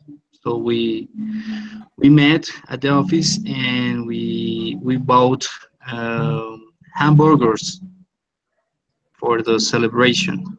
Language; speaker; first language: English; non-native, learner; Spanish